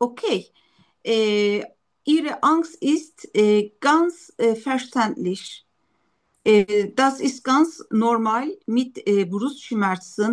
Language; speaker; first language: German; non-native, learner; Turkish